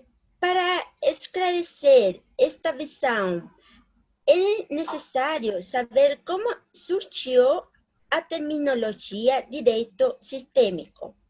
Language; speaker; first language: Portuguese; non-native, learner; Spanish